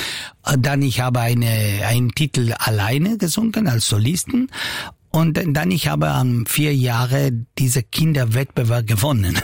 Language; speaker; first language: German; non-native, local second language; Italian